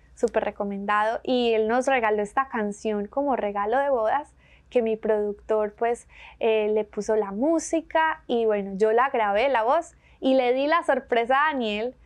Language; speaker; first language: Spanish; native; Spanish